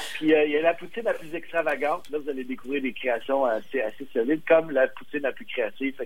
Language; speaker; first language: French; native; French